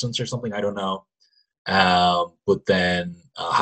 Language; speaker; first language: English; native; English